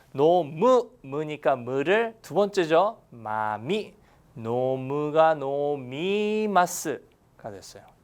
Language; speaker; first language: Korean; native; Korean